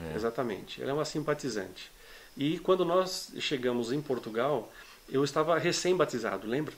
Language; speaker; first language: Portuguese; native; Portuguese